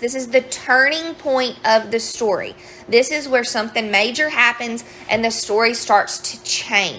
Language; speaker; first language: English; native; English